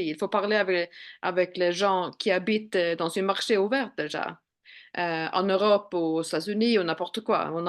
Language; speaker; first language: French; non-native, fluent; Swedish